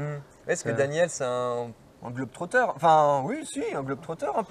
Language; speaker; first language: French; native; French